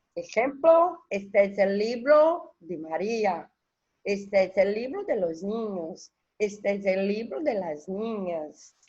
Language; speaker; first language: Spanish; non-native, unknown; Portuguese